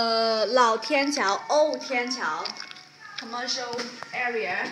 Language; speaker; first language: English; non-native, fluent; Chinese